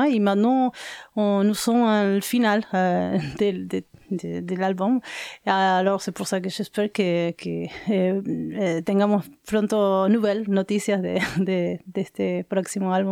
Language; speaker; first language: French; non-native, learner; Spanish